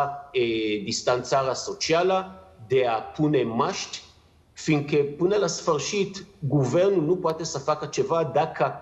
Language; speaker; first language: Romanian; non-native, learner; Hebrew